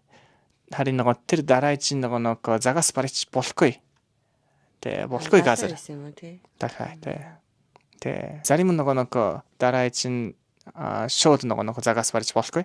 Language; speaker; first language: Mongolian; non-native, learner; Japanese